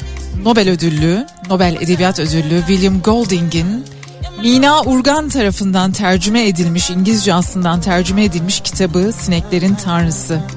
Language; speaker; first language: Turkish; native; Turkish